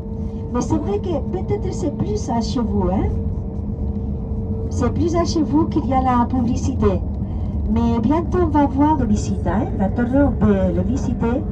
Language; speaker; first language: French; non-native, learner; Spanish